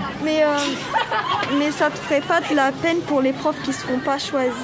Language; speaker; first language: French; native; French